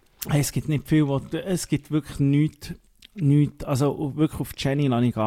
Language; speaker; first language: German; native; German